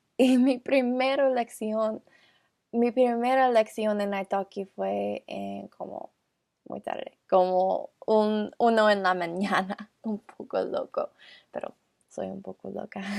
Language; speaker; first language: Spanish; non-native, learner; English